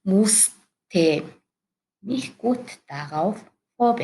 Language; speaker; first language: German; non-native, learner; Mongolian